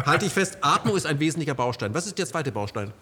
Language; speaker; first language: German; native; German